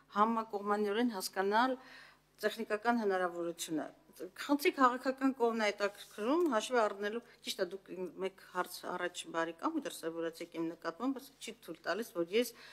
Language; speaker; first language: Armenian; native; Armenian